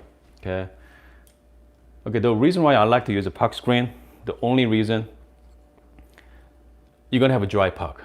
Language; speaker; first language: English; non-native, fluent; Korean